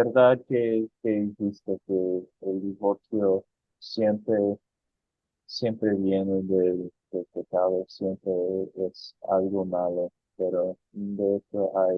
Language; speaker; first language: Spanish; non-native, fluent; English